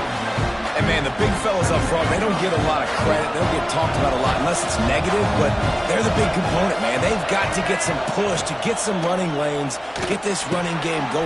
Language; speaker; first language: English; native; English